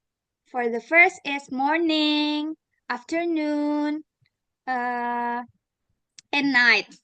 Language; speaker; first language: English; non-native, learner; Indonesian